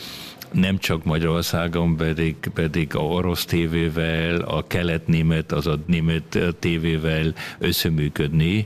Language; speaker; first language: Hungarian; early bilingual, heritage; Hungarian